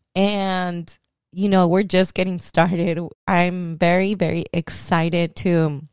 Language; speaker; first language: English; early bilingual, other home language; Spanish